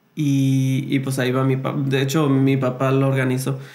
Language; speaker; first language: Spanish; native; Spanish